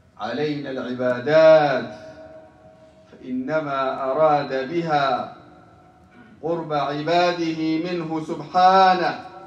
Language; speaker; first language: Arabic; non-native, local second language; Somali